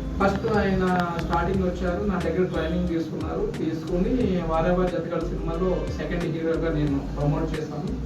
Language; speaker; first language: Telugu; native; Telugu